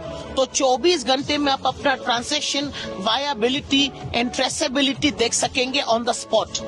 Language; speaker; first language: Hindi; native; Hindi